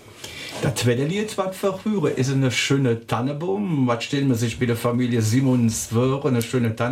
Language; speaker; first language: German; native; German